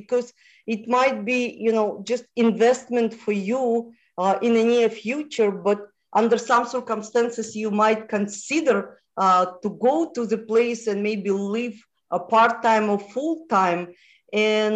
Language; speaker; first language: English; non-native, fluent; Russian